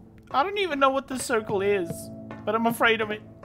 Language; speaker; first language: English; non-native, local second language; Afrikaans